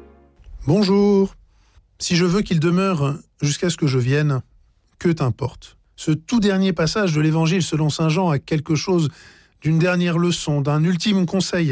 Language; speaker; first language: French; native; French